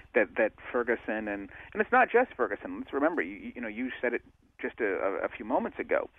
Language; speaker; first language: English; native; English